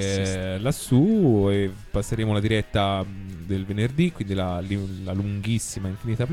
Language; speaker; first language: Italian; native; Italian